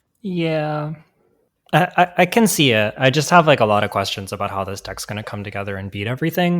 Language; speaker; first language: English; native; English